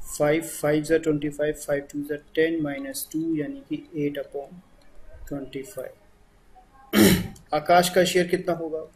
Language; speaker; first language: Hindi; native; Hindi